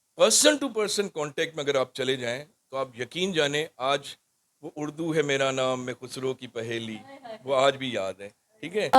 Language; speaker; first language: Urdu; non-native, local second language; Sindhi